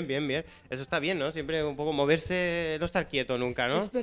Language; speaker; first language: Spanish; native; Spanish